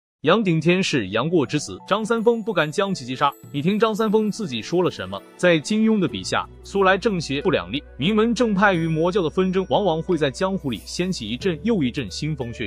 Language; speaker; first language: Chinese; native; Chinese